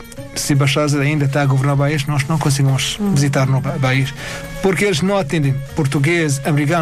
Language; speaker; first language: Portuguese; non-native, learner; Arabic